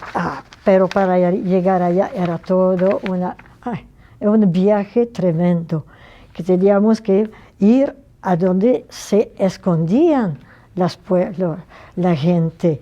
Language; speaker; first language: Spanish; non-native, fluent; French